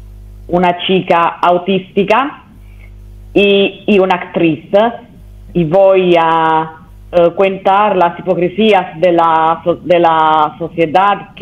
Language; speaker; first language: Spanish; non-native, learner; Italian